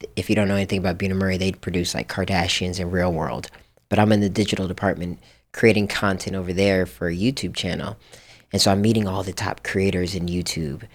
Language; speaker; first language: English; early bilingual, other home language; Japanese